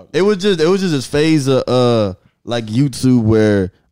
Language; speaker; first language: English; native; English